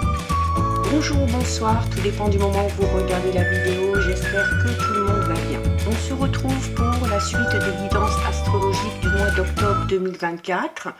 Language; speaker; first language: French; native; French